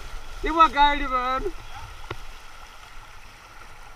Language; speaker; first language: German; native; German